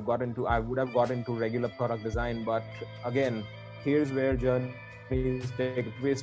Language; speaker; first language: English; non-native, local second language; Gujarati